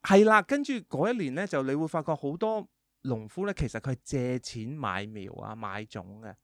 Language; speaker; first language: Cantonese; early bilingual, heritage; Cantonese